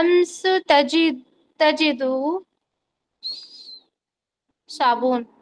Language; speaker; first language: Arabic; non-native, learner; Hindi